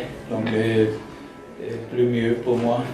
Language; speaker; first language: French; non-native, learner; German